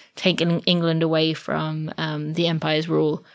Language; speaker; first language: English; native; English